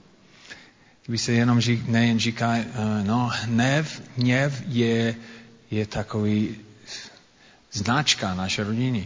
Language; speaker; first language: Czech; non-native, fluent; English